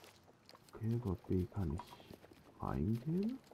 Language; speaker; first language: German; native; German